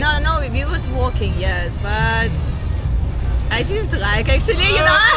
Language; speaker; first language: English; non-native, learner; Russian